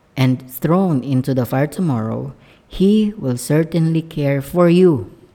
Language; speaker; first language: English; non-native, local second language; Filipino